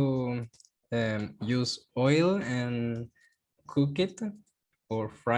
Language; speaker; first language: English; non-native, learner; Spanish